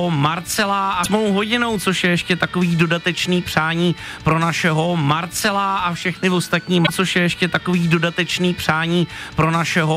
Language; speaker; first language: Czech; native; Czech